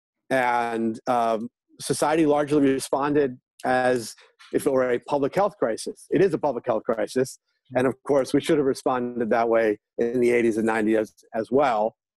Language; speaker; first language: English; native; English